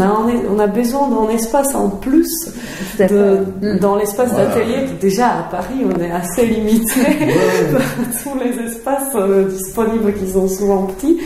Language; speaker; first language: French; non-native, fluent; Czech